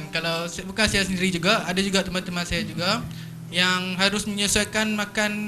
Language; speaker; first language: Malay; native; Malay